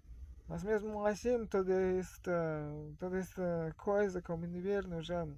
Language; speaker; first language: Portuguese; non-native, fluent; Russian